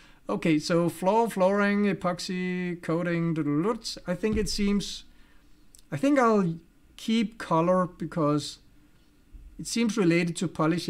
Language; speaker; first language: English; non-native, fluent; Danish